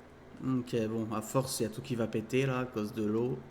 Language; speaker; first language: French; native; French